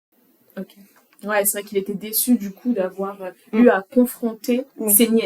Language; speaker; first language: French; native; French